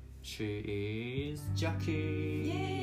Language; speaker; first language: English; non-native, learner; Japanese